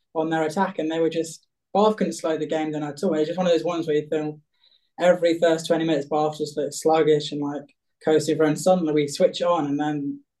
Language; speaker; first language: English; native; English